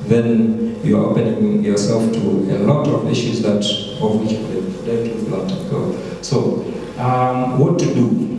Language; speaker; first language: English; non-native, local second language; Swahili